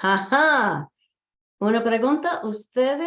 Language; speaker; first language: Spanish; non-native, fluent; English